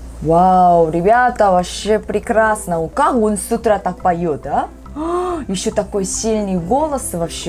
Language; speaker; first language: Russian; non-native, learner; Korean